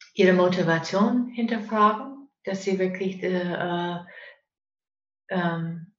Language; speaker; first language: German; non-native, fluent; English